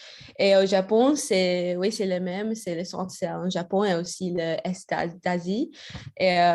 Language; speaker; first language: French; non-native, learner; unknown